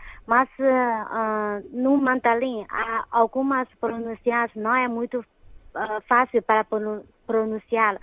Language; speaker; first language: Portuguese; non-native, fluent; Chinese